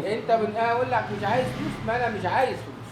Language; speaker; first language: Arabic; native; Arabic